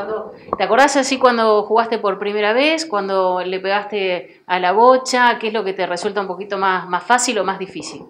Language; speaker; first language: Spanish; native; Spanish